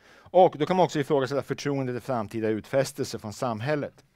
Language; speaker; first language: Swedish; native; Swedish